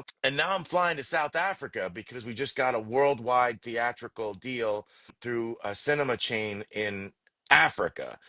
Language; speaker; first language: English; native; English